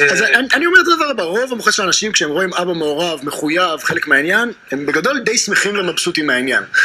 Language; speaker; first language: Hebrew; native; Hebrew